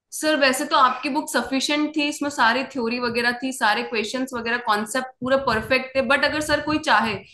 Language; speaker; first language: Hindi; native; Hindi